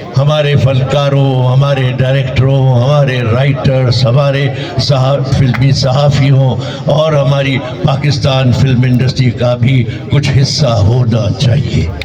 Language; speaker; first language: Urdu; non-native, local second language; Sindhi